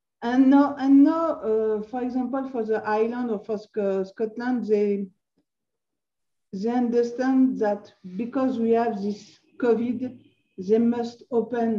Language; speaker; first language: English; non-native, learner; French